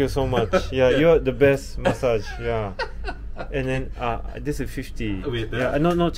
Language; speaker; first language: English; non-native, fluent; Japanese